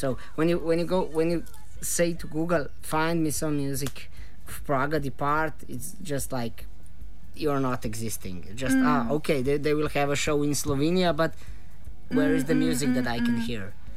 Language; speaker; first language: English; non-native, fluent; Slovenian